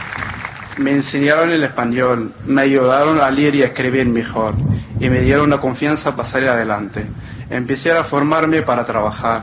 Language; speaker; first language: Spanish; non-native, fluent; Arabic